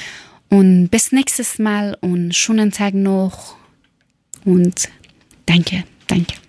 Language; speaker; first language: German; non-native, learner; Persian